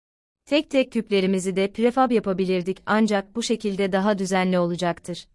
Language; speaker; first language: Turkish; native; Turkish